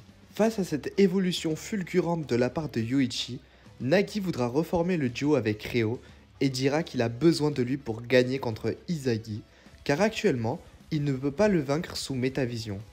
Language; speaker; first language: French; native; French